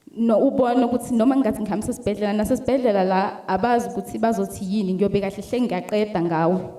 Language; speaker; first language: Zulu; native; Zulu